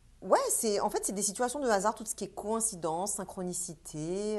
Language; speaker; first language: French; native; French